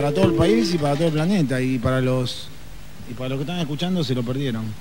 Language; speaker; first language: Spanish; native; Spanish